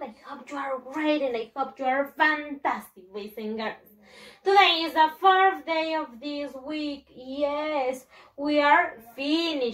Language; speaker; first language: English; non-native, fluent; Spanish